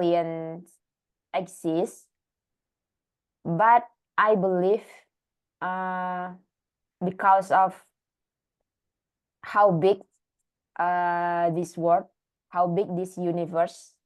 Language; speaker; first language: English; non-native, learner; Indonesian